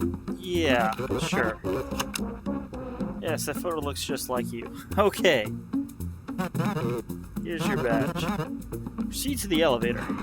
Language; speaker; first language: English; native; English